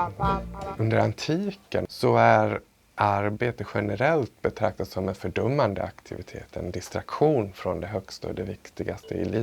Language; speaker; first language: Swedish; native; Swedish